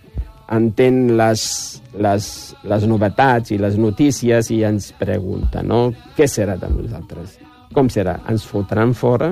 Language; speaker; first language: Catalan; non-native, fluent; Riffian